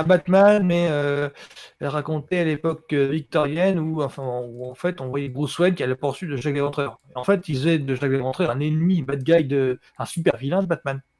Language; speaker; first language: French; native; French